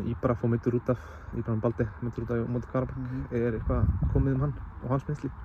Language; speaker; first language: Icelandic; native; Icelandic